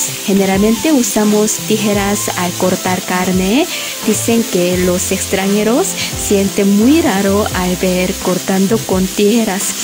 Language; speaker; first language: Spanish; non-native, learner; Korean